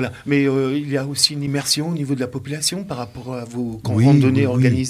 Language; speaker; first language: French; native; French